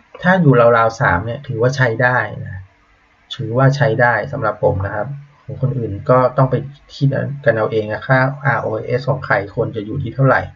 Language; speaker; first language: Thai; native; Thai